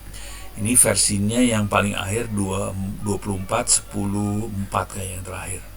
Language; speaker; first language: Indonesian; native; Indonesian